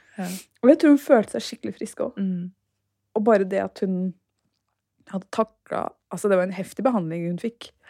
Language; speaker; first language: Norwegian; early bilingual, other home language; Turkish